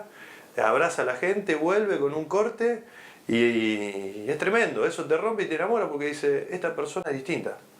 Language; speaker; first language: Spanish; native; Spanish